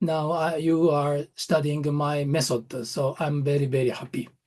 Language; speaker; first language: English; non-native, learner; Japanese